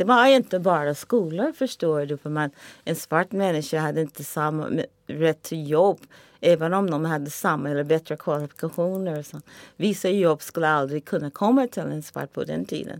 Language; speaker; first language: Swedish; non-native, fluent; English